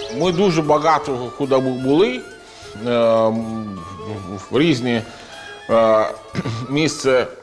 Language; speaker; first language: Ukrainian; non-native, learner; Italian